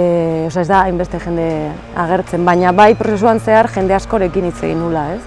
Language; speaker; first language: Basque; native; Basque